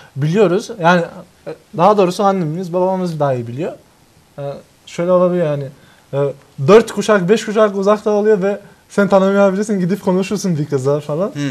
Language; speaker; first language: Turkish; non-native, fluent; Albanian